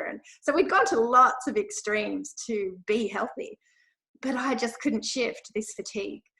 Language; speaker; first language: English; native; English